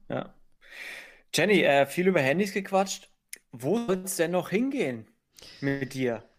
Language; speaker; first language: German; native; German